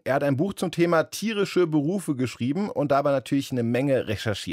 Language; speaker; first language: German; native; German